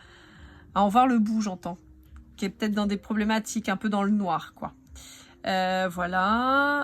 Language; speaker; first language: French; native; French